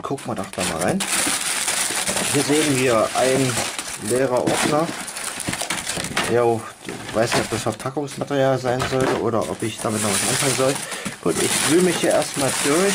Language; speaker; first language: German; native; German